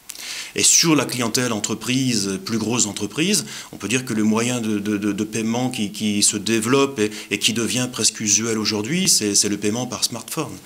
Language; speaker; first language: French; native; French